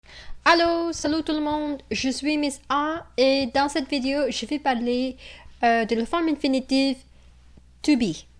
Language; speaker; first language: French; non-native, fluent; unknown